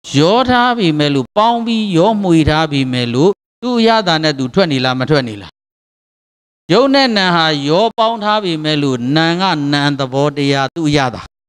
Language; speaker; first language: Burmese; native; Burmese